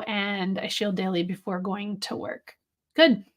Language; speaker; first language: English; native; English